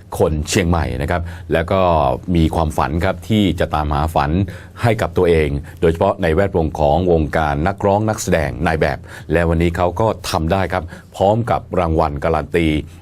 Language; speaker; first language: Thai; native; Thai